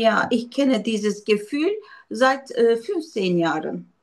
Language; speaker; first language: German; non-native, learner; Turkish